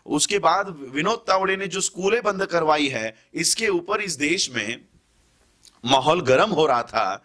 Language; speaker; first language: Hindi; non-native, local second language; Marathi